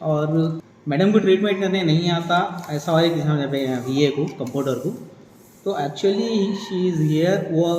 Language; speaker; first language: Hindi; non-native, local second language; Telugu